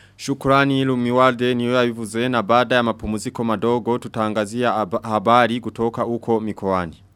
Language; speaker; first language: Swahili; non-native, local second language; Rundi